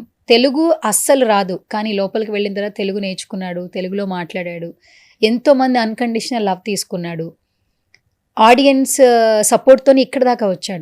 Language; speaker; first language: Telugu; native; Telugu